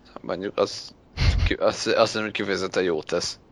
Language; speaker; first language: Hungarian; native; Hungarian